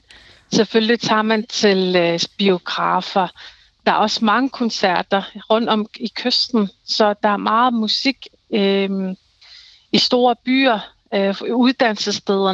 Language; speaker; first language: Danish; non-native, local second language; Kalaallisut